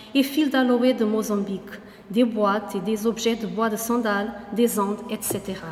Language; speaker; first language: French; non-native, fluent; Portuguese